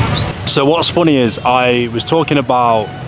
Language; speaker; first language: English; native; English